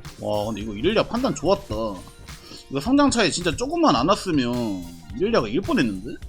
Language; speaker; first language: Korean; native; Korean